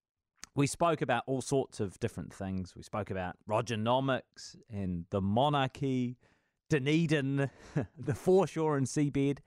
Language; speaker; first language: English; native; English